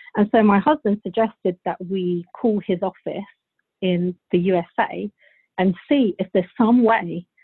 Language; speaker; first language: English; early bilingual, other home language; Bulgarian